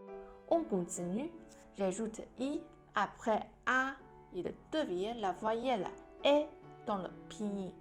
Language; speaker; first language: French; non-native, fluent; Chinese